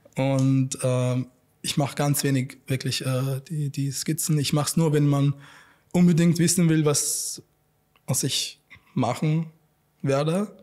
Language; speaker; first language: German; non-native, fluent; Arabic